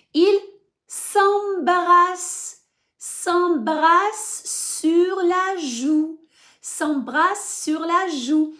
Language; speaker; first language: French; non-native, fluent; Ukrainian